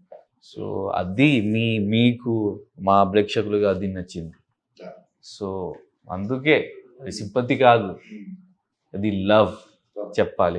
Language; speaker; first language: Telugu; non-native, learner; Urdu